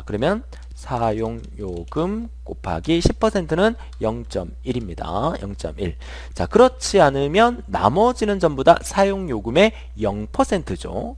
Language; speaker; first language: Korean; native; Korean